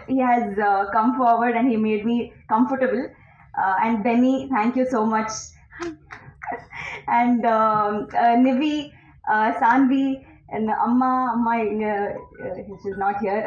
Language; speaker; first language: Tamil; non-native, learner; Telugu